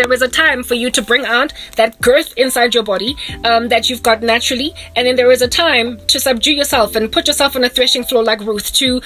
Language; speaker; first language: English; non-native, local second language; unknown